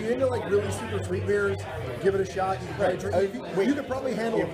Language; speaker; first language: English; native; English